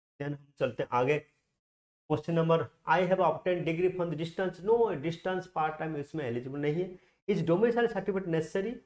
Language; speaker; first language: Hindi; non-native, local second language; Gujarati